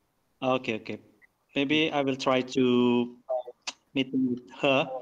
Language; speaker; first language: English; non-native, learner; Indonesian